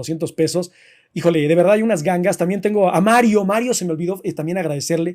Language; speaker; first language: Spanish; native; Spanish